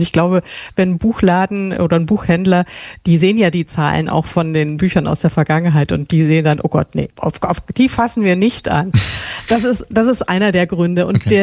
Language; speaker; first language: German; native; German